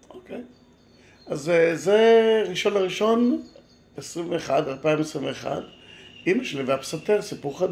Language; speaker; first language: Hebrew; native; Hebrew